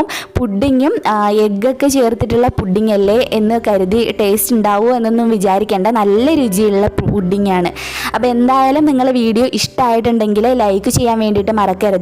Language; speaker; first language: Malayalam; native; Malayalam